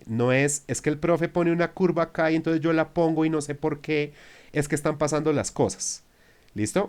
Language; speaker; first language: Spanish; native; Spanish